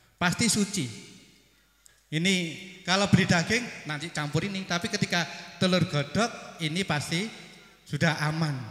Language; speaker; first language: Indonesian; non-native, local second language; Javanese